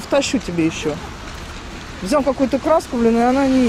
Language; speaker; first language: Russian; native; Russian